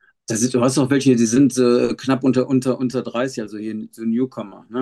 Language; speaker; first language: German; native; German